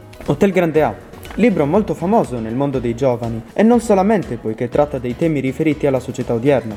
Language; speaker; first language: Italian; native; Italian